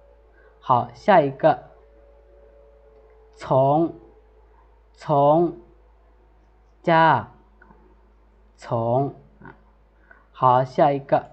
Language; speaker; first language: Chinese; non-native, fluent; Lao